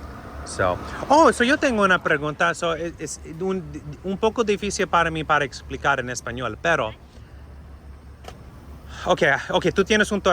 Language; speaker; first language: Spanish; non-native, learner; English